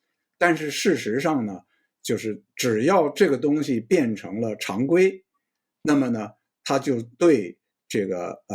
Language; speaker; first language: Chinese; native; Chinese